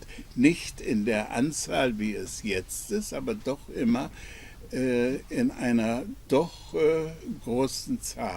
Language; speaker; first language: German; non-native, fluent; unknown